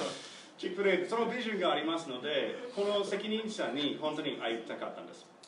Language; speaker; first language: Japanese; non-native, learner; English